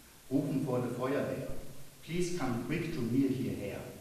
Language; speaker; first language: German; native; German